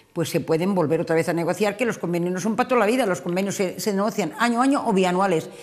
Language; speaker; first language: Spanish; native; Spanish